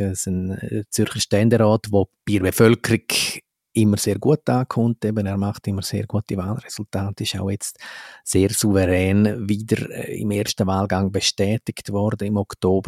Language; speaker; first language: German; native; German